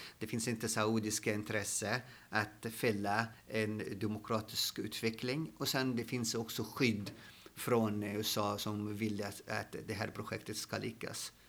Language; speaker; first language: Swedish; non-native, fluent; Arabic